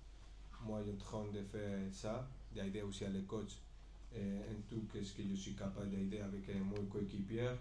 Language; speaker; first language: French; non-native, fluent; Spanish